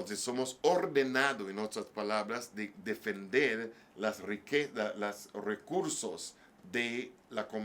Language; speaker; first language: Spanish; non-native, learner; English